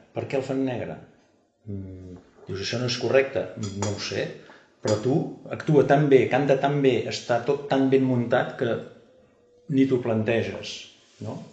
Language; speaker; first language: Catalan; native; Catalan